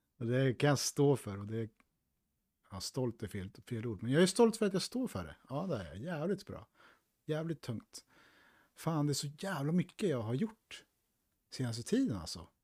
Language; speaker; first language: Swedish; native; Swedish